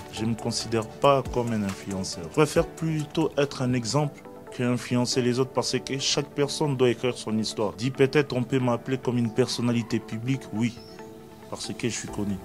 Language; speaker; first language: French; non-native, local second language; Lingala